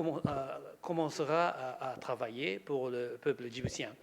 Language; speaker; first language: French; non-native, learner; Japanese